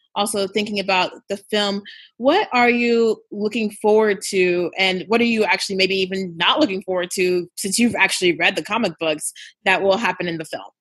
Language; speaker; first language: English; early bilingual, other home language; Yoruba